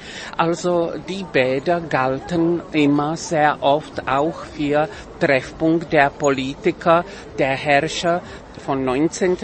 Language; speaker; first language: German; non-native, fluent; Czech